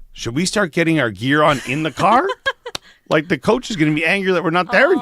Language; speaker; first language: English; native; English